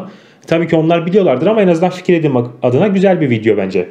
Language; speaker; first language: Turkish; native; Turkish